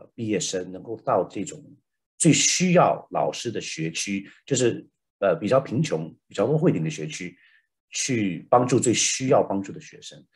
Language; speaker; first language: Chinese; native; Chinese